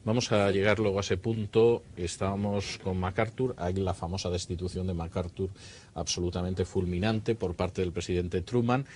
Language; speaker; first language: Spanish; native; Spanish